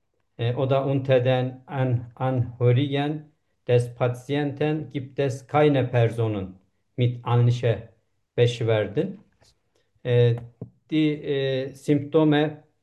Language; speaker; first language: German; non-native, learner; Turkish